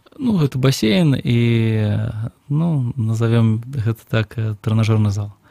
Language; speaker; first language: Belarusian; non-native, local second language; Russian